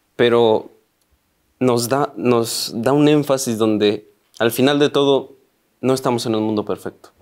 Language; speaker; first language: Spanish; native; Spanish